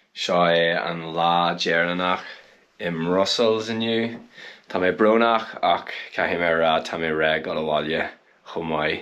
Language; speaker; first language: Irish; non-native, local second language; English